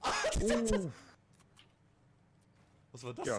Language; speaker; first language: German; native; German